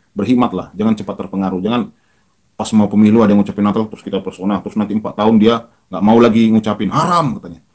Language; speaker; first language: Indonesian; native; Indonesian